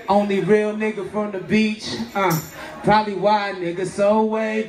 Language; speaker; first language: English; native; English